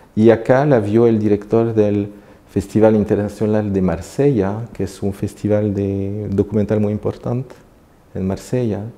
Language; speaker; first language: Spanish; non-native, fluent; French